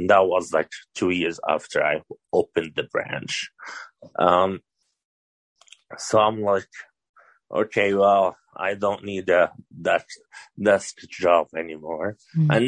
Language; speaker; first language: English; non-native, fluent; Arabic